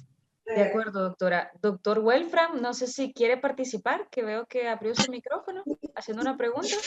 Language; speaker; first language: Spanish; native; Spanish